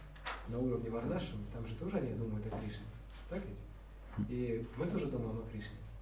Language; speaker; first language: Russian; native; Russian